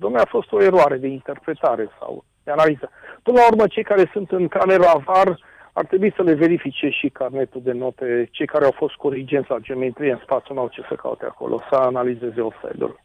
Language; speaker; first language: Romanian; native; Romanian